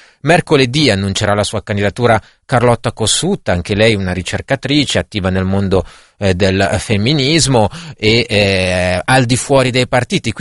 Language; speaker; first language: Italian; native; Italian